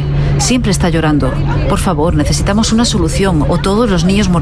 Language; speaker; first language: Spanish; native; Spanish